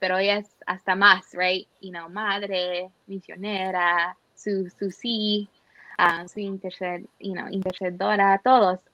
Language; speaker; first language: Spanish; early bilingual, heritage; Spanish